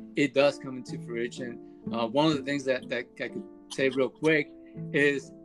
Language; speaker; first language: English; early bilingual, other home language; Spanish